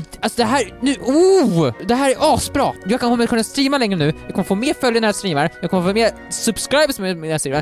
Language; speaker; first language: Swedish; native; Swedish